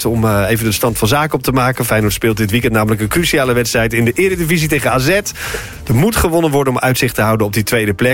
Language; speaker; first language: Dutch; native; Dutch